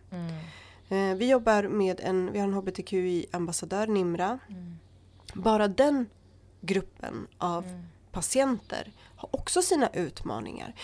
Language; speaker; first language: Swedish; early bilingual, other home language; Kurdish